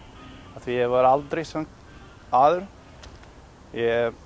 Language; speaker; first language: Icelandic; non-native, learner; Italian